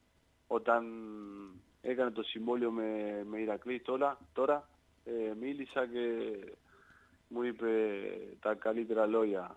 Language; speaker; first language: Greek; non-native, learner; Spanish